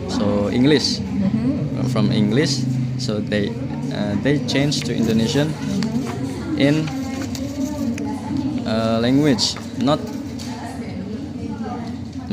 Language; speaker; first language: English; non-native, learner; Indonesian